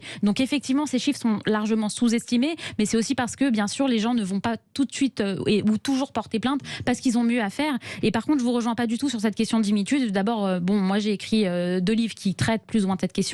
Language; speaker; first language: French; native; French